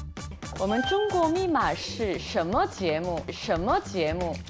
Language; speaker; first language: Chinese; non-native, learner; Korean